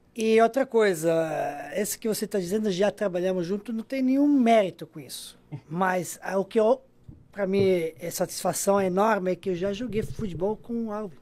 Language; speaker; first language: Portuguese; non-native, fluent; Serbian